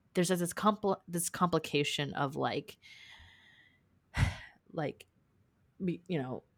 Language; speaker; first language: English; native; English